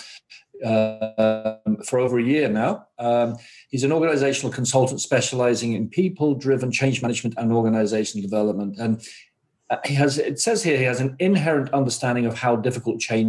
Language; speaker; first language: English; native; English